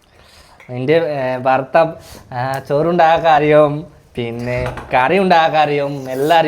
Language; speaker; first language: Malayalam; early bilingual, heritage; Malayalam